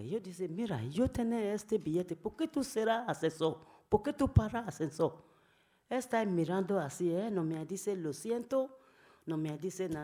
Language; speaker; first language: Spanish; non-native, learner; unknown